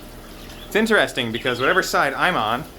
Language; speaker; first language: English; native; English